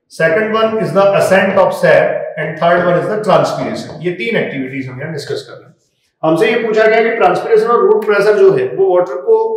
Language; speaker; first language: Hindi; native; Hindi